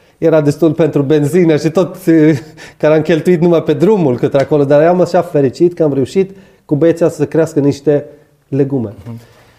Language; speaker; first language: Romanian; non-native, fluent; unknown